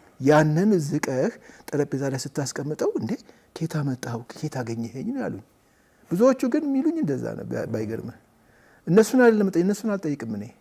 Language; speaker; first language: Amharic; native; Amharic